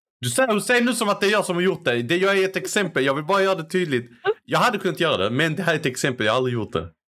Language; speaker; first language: Swedish; early bilingual, other home language; Arabic